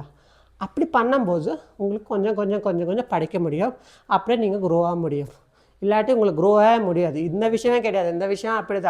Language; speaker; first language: Tamil; non-native, local second language; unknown